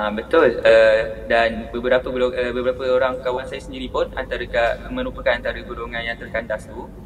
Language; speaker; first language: Malay; native; Malay